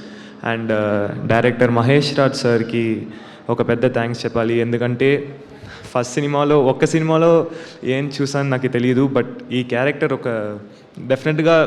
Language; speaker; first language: Telugu; non-native, learner; Tamil